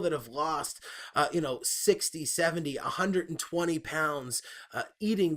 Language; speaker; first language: English; native; English